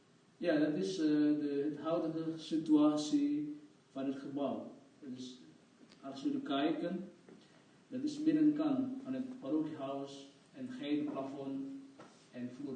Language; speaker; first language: Dutch; non-native, fluent; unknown